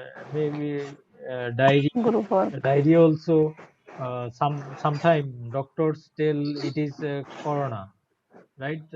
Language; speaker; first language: English; non-native, learner; Bangla